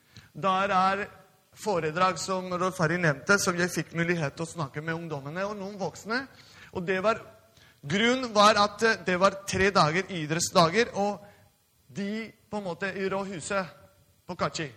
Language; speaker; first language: Norwegian; non-native, fluent; Spanish